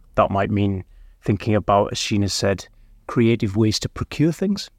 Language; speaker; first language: English; native; English